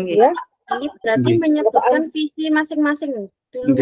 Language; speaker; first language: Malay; non-native, local second language; Javanese